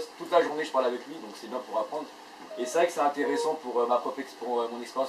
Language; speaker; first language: French; native; French